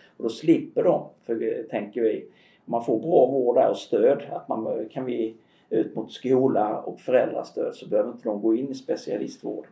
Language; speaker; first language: Swedish; native; Swedish